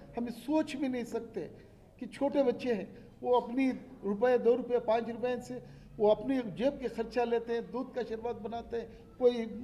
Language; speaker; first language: Hindi; non-native, local second language; Urdu